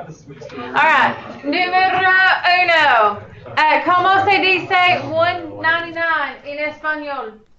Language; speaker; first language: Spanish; non-native, fluent; English